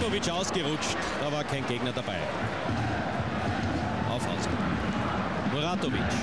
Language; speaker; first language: German; native; German